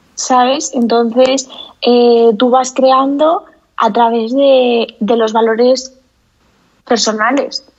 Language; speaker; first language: Spanish; native; Spanish